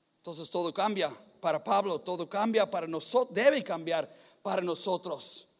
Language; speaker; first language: Spanish; non-native, fluent; English